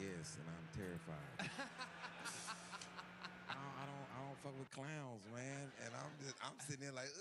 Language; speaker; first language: English; native; English